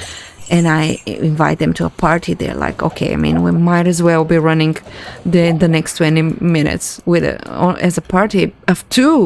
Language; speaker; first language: English; non-native, fluent; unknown